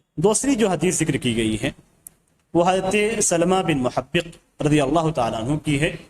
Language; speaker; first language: Urdu; native; Urdu